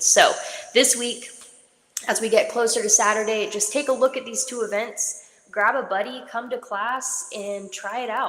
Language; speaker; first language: English; native; English